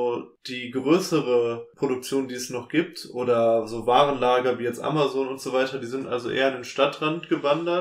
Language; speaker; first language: German; native; German